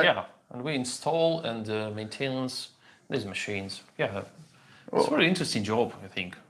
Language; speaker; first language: English; non-native, learner; Russian